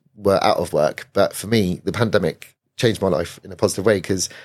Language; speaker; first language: English; native; English